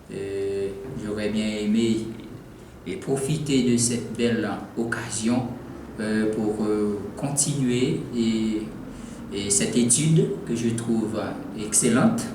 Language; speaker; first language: French; non-native, local second language; Haitian Creole